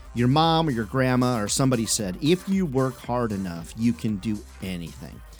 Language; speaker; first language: English; native; English